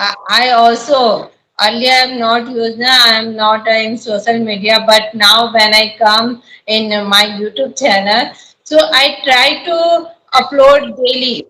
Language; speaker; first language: English; non-native, learner; Hindi